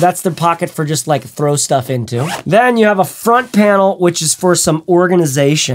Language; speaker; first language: English; native; English